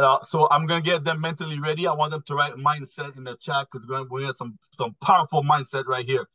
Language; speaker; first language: English; non-native, fluent; French